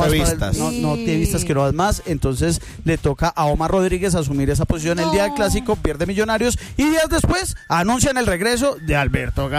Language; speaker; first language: Spanish; native; Spanish